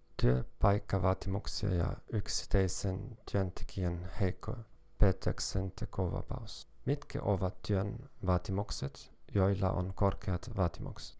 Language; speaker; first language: Finnish; non-native, learner; German